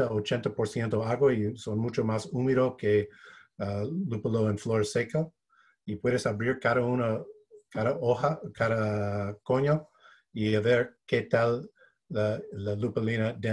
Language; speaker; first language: Spanish; non-native, fluent; English